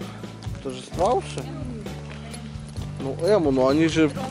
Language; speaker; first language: Russian; native; Russian